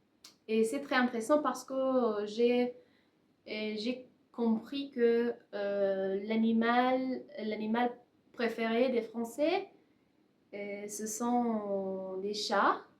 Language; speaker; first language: French; non-native, learner; Persian